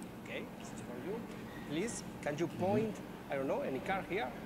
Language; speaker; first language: English; non-native, fluent; Spanish